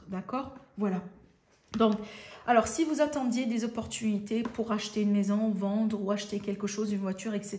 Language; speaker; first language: French; native; French